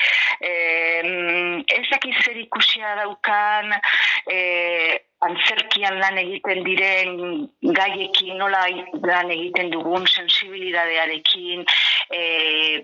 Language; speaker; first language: Basque; native; Basque